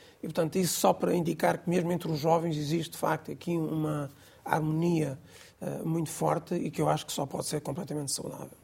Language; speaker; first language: Portuguese; non-native, local second language; Gujarati